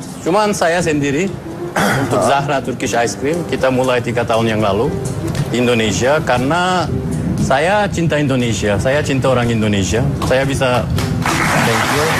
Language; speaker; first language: Indonesian; non-native, fluent; Turkish